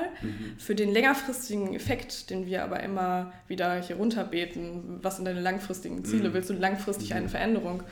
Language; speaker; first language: German; native; German